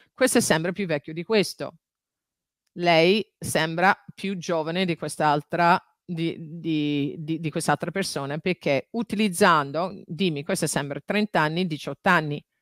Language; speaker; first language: Italian; non-native, fluent; English